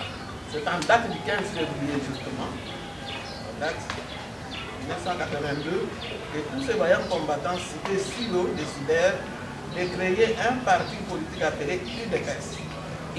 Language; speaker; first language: French; non-native, local second language; Lingala